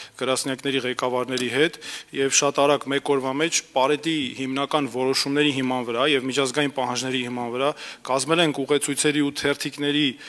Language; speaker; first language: Armenian; native; Armenian